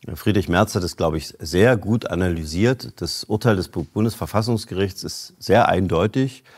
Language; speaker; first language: German; native; German